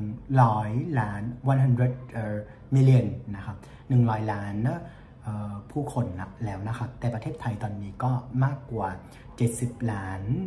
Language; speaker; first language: Thai; non-native, fluent; Vietnamese